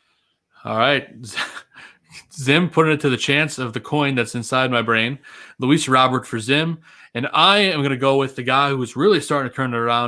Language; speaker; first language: English; native; English